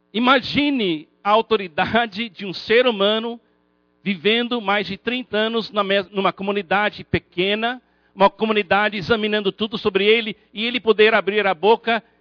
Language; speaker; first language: Portuguese; non-native, fluent; English